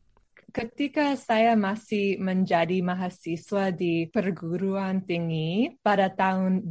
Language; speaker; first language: Indonesian; non-native, learner; English